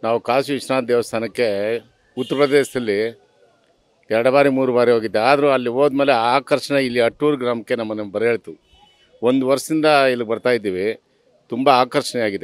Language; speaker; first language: Kannada; native; Kannada